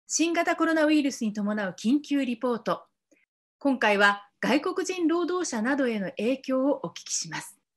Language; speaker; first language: Japanese; native; Japanese